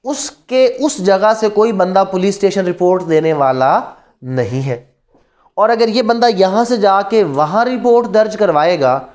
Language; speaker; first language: Urdu; non-native, local second language; Punjabi